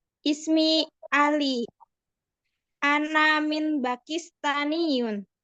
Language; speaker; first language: Arabic; non-native, learner; Indonesian